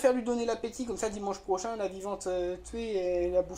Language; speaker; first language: French; native; French